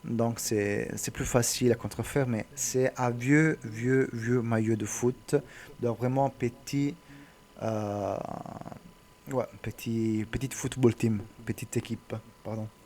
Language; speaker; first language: French; non-native, learner; Italian